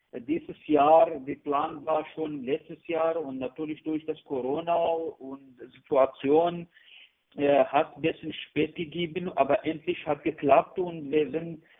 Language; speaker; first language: German; non-native, learner; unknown